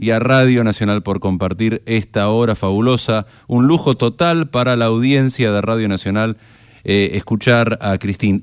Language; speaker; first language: Spanish; native; Spanish